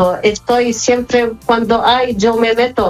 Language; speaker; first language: Spanish; non-native, fluent; Arabic